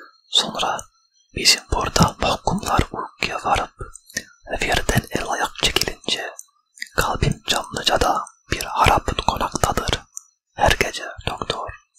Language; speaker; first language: Turkish; non-native, fluent; English